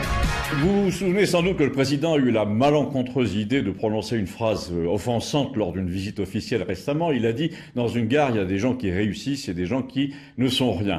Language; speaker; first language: French; native; French